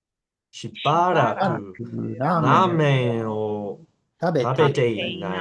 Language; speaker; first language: Japanese; non-native, learner; English